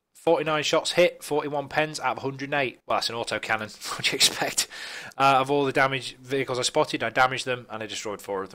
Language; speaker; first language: English; native; English